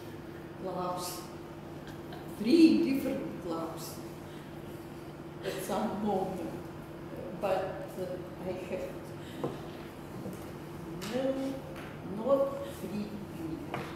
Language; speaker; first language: English; non-native, learner; Russian